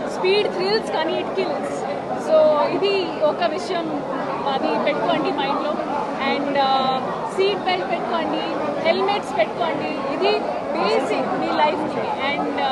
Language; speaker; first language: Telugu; non-native, learner; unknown